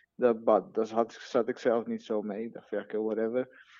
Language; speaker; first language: Dutch; non-native, fluent; Portuguese